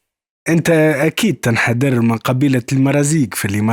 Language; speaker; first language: Arabic; native; Arabic